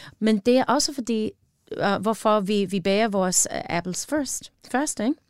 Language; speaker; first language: Danish; non-native, learner; English